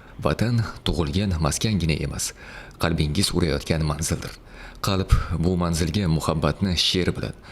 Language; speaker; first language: Uzbek; native; Uzbek